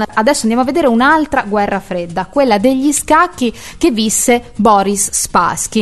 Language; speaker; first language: Italian; native; Italian